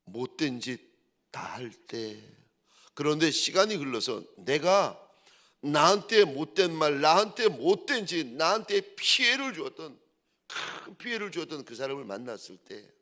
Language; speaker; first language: Korean; native; Korean